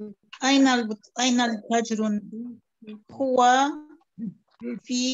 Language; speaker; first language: Arabic; non-native, learner; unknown